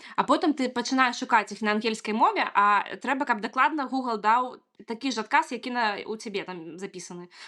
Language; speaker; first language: Belarusian; non-native, local second language; Russian